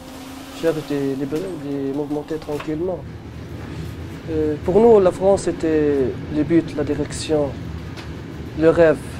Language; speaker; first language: French; non-native, local second language; Arabic